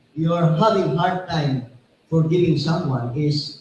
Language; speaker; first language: English; non-native, local second language; Filipino